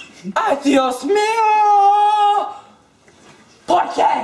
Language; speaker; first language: Spanish; non-native, learner; English